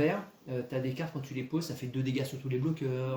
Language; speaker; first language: French; native; French